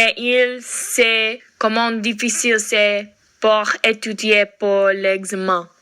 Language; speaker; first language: French; non-native, learner; English